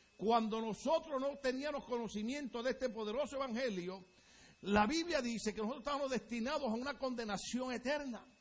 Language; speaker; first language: Spanish; native; Spanish